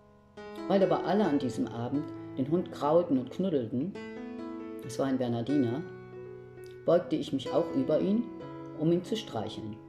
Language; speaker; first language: German; native; German